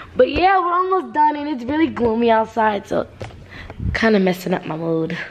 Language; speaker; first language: English; native; English